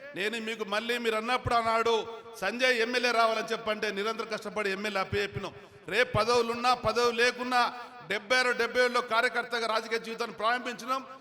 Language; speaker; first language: Telugu; native; Telugu